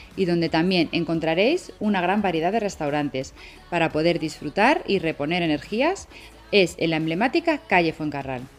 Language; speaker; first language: Spanish; native; Spanish